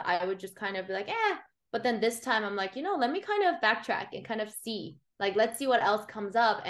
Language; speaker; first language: English; early bilingual, other home language; Korean